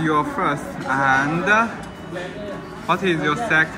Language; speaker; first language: English; non-native, learner; Chinese